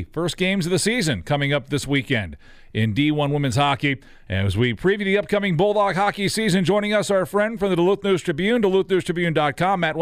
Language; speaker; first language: English; native; English